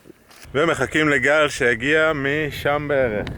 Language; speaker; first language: Hebrew; native; Hebrew